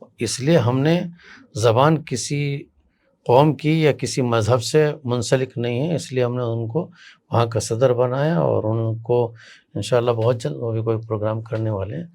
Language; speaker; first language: Urdu; native; Urdu